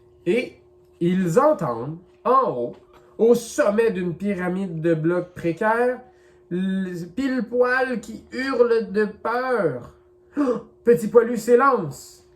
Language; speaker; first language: French; native; French